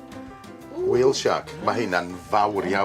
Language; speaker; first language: Welsh; native; Welsh